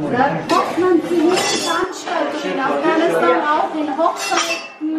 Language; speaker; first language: German; non-native, fluent; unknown